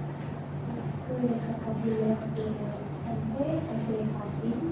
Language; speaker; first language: French; non-native, learner; Indonesian